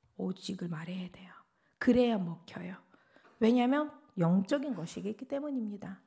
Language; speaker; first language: Korean; non-native, fluent; Russian